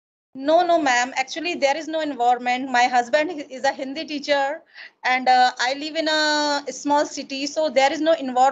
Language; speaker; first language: English; non-native, learner; Hindi